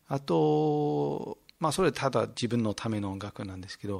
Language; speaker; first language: Japanese; non-native, fluent; English